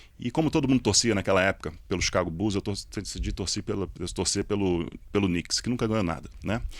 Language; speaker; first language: Portuguese; native; Portuguese